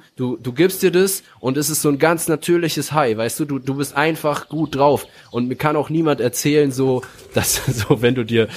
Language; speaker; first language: German; native; German